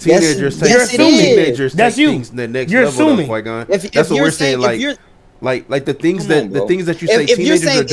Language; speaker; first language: English; native; English